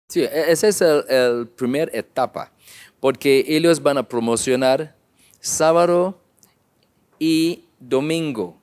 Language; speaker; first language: Spanish; non-native, learner; English